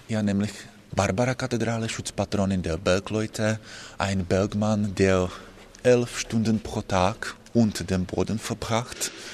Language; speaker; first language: German; non-native, fluent; Czech